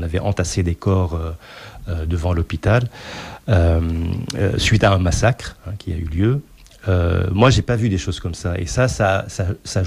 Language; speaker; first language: French; non-native, local second language; Arabic